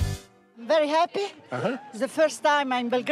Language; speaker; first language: English; non-native, learner; Italian